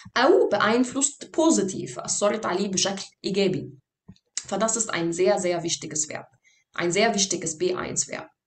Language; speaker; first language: German; non-native, fluent; Arabic